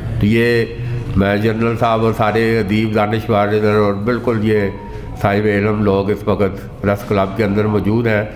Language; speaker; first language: Urdu; non-native, local second language; Punjabi